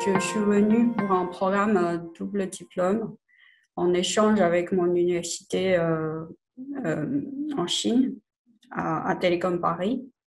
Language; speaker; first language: French; non-native, fluent; Chinese